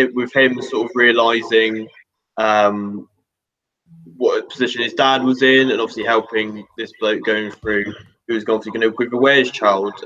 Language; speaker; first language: English; native; English